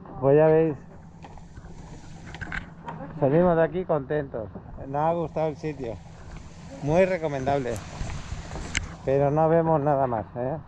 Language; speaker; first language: Spanish; native; Spanish